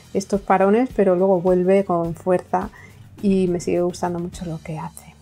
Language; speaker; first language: Spanish; native; Spanish